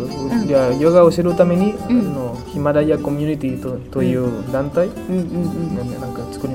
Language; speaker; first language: Japanese; non-native, learner; Spanish